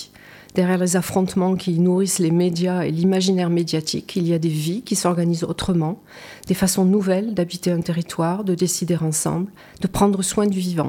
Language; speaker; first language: French; native; French